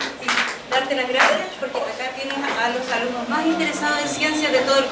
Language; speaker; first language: Spanish; native; Spanish